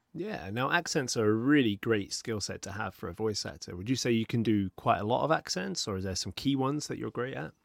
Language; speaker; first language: English; native; English